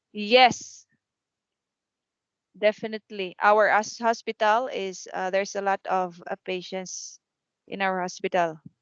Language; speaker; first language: English; non-native, fluent; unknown